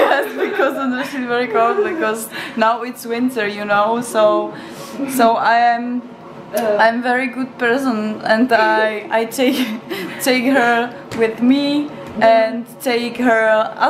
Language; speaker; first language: English; non-native, learner; Czech